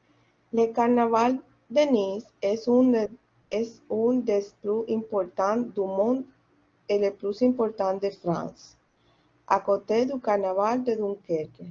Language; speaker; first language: French; non-native, learner; Spanish